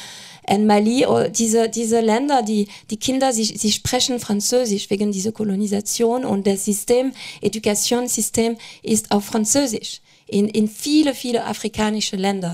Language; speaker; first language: German; non-native, fluent; French